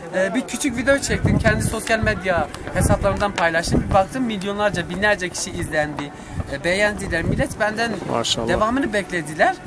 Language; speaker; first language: Turkish; non-native, local second language; Kurdish